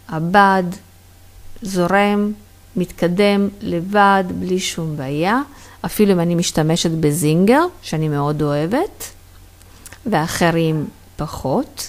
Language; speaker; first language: Hebrew; non-native, fluent; Italian